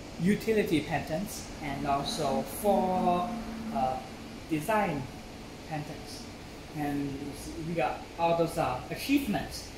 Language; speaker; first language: English; non-native, learner; Chinese